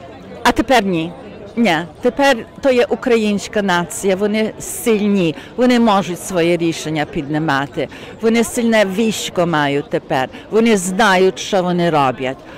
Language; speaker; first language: Ukrainian; early bilingual, heritage; Ukrainian